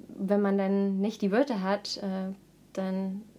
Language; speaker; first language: German; non-native, fluent; English